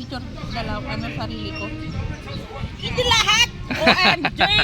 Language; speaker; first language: Filipino; non-native, learner; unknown